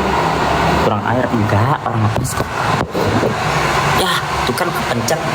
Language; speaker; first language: Indonesian; native; Indonesian